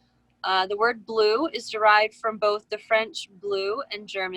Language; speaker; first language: English; native; English